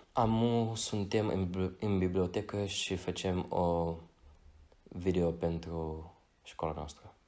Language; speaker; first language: Czech; non-native, fluent; Russian